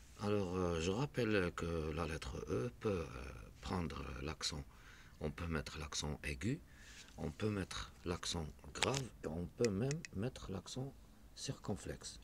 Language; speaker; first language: French; non-native, local second language; Arabic